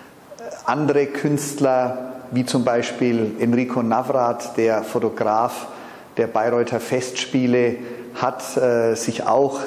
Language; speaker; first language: German; native; German